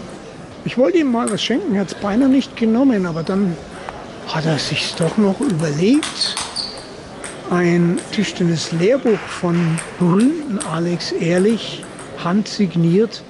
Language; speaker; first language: German; native; German